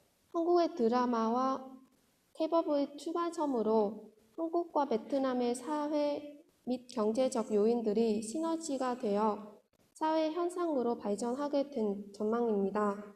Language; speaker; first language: Korean; non-native, fluent; Vietnamese